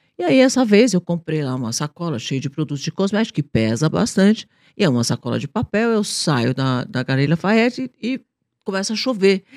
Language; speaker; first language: Portuguese; native; Portuguese